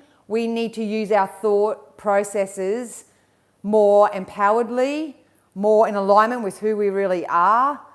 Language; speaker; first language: English; native; English